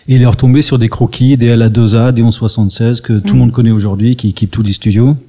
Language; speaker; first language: French; early bilingual, other home language; English